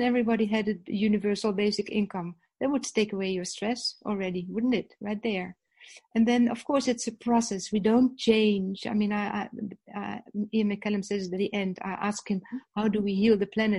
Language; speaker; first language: English; non-native, fluent; Dutch